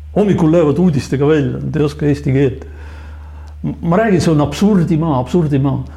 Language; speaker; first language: Estonian; non-native, local second language; Russian